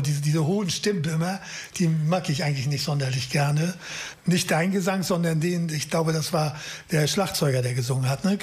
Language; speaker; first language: German; native; German